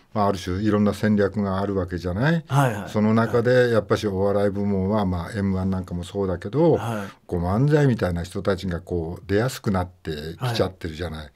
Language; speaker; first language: Japanese; native; Japanese